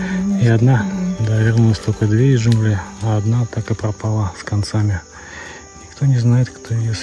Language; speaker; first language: Russian; native; Russian